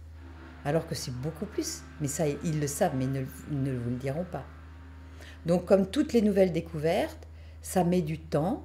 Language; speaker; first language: French; native; French